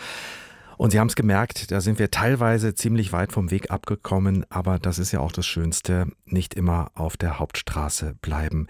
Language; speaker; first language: German; native; German